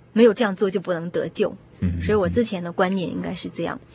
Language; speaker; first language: Chinese; native; Chinese